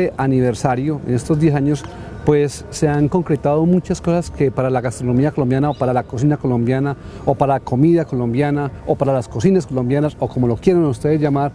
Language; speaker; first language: Spanish; native; Spanish